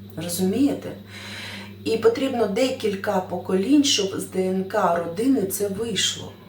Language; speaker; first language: Ukrainian; native; Ukrainian